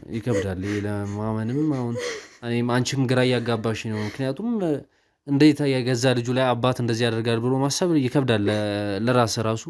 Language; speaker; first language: Amharic; native; Amharic